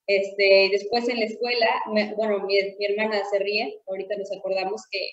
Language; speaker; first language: Spanish; native; Spanish